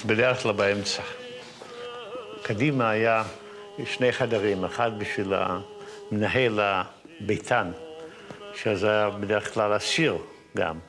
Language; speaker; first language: Hebrew; non-native, fluent; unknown